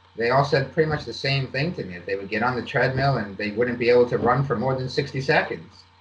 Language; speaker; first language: English; native; English